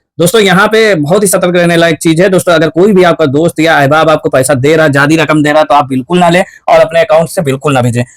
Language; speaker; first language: Hindi; native; Hindi